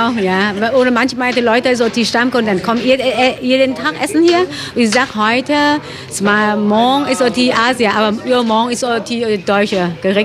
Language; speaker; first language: German; non-native, local second language; Vietnamese